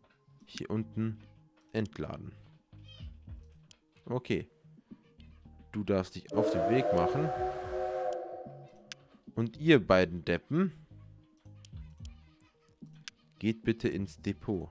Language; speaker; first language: German; native; German